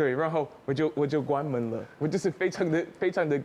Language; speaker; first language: Chinese; non-native, fluent; English